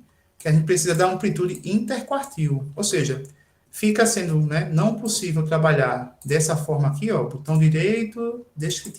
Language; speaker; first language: Portuguese; native; Portuguese